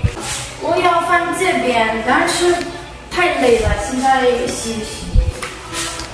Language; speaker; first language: Chinese; non-native, learner; Ukrainian